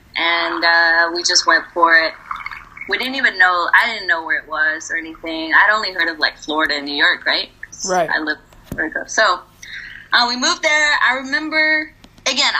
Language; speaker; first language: English; early bilingual, other home language; Spanish